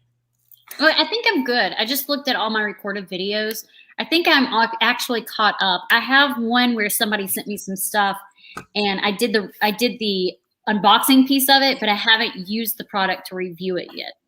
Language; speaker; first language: English; native; English